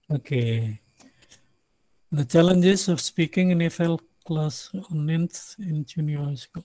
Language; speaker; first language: English; non-native, fluent; Indonesian